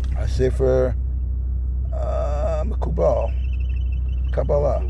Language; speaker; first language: Hebrew; non-native, fluent; English